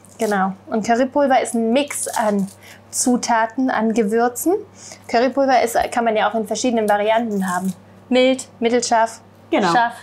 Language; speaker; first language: German; native; German